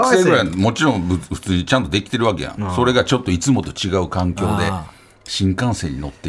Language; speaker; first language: Japanese; native; Japanese